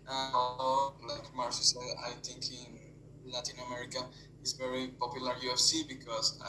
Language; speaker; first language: English; non-native, fluent; Spanish